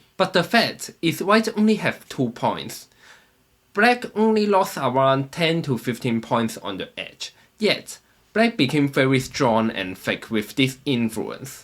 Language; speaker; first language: English; non-native, fluent; Chinese